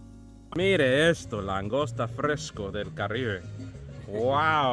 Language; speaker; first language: Spanish; non-native, learner; English